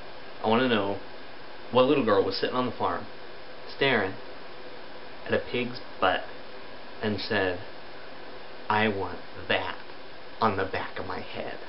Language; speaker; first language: English; native; English